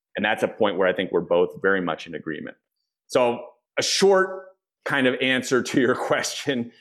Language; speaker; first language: English; native; English